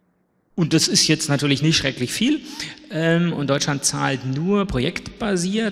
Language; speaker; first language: German; native; German